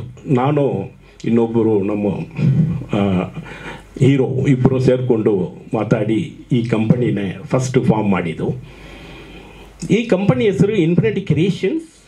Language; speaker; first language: Kannada; non-native, learner; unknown